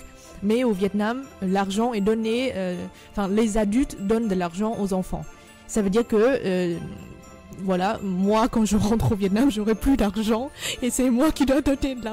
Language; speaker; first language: French; non-native, fluent; Vietnamese